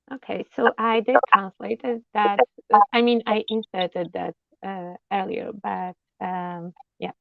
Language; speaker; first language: English; non-native, fluent; Polish